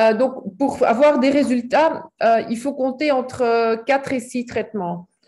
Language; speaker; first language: French; native; French